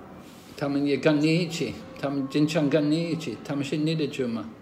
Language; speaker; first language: Chinese; non-native, learner; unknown